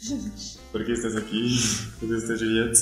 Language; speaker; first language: Spanish; non-native, fluent; French